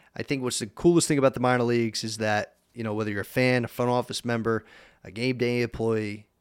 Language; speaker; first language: English; native; English